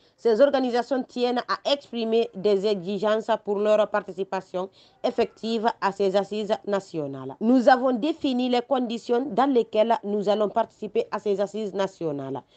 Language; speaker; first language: French; non-native, local second language; Fula